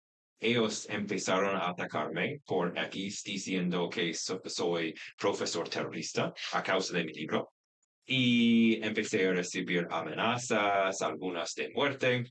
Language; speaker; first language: Spanish; non-native, fluent; English